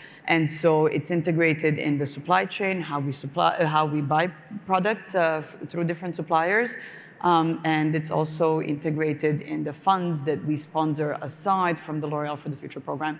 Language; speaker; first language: English; non-native, fluent; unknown